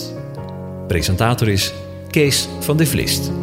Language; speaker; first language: Dutch; native; Dutch